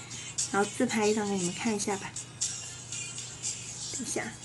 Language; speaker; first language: Chinese; native; Chinese